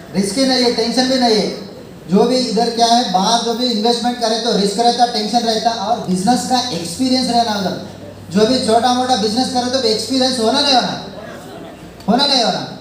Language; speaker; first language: Hindi; non-native, local second language; Telugu